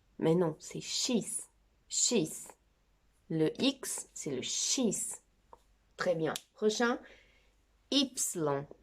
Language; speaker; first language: French; non-native, fluent; Portuguese